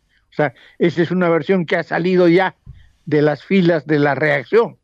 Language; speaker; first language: Spanish; native; Spanish